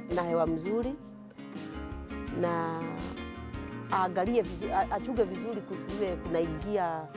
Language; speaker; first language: Swahili; non-native, local second language; Kikuyu